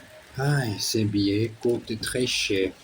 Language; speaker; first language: French; non-native, learner; Portuguese